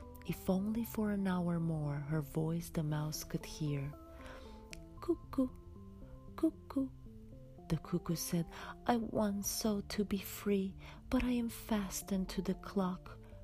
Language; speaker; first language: English; non-native, fluent; Romanian